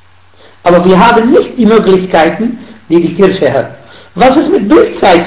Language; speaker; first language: German; non-native, fluent; Arabic